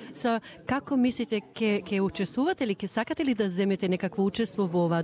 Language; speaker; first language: Macedonian; native; Macedonian